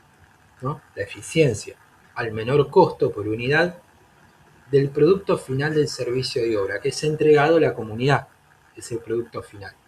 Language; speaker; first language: Spanish; native; Spanish